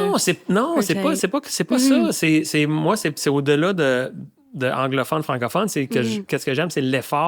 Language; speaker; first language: French; native; French